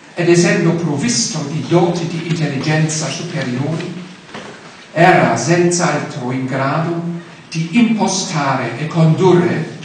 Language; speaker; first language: Italian; non-native, fluent; German